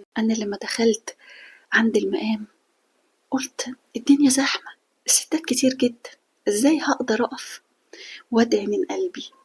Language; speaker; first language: Arabic; native; Arabic